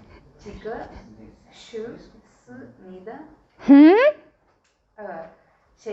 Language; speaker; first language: Chinese; non-native, learner; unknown